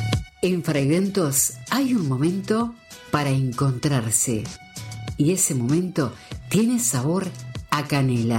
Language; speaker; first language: Spanish; native; Spanish